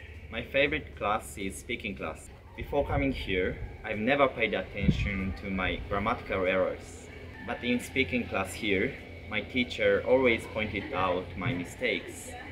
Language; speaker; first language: English; non-native, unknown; Japanese